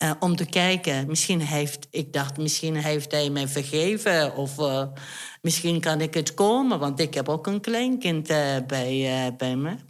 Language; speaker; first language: Dutch; non-native, fluent; Turkish